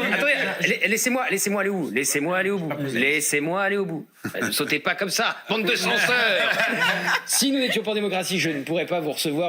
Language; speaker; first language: French; native; French